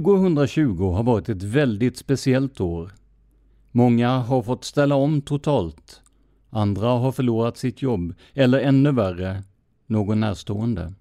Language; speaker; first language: Swedish; native; Swedish